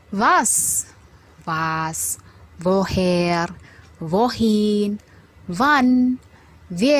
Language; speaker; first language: German; non-native, fluent; Indonesian